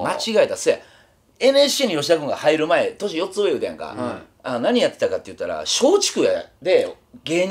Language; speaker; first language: Japanese; native; Japanese